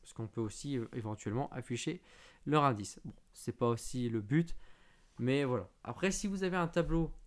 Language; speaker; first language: French; native; French